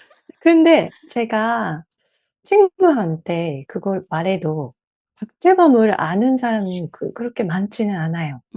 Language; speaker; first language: Korean; non-native, learner; Japanese